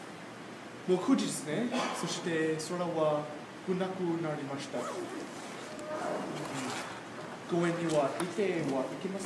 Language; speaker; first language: Japanese; non-native, learner; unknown